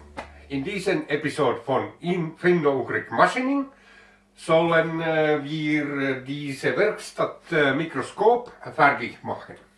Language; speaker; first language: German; non-native, learner; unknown